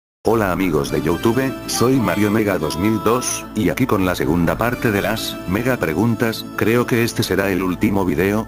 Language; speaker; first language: Spanish; native; Spanish